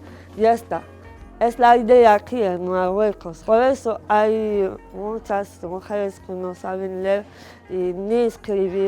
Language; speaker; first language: Spanish; non-native, learner; Arabic